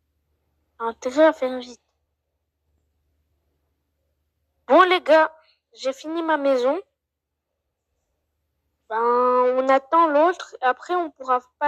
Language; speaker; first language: French; native; French